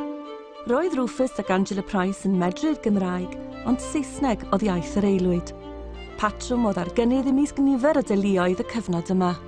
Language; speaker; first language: Welsh; native; Welsh